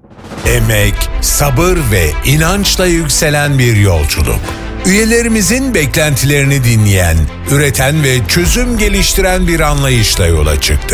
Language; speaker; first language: Turkish; native; Turkish